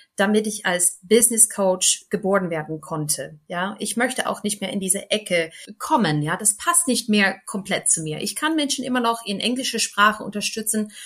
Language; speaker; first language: German; non-native, fluent; English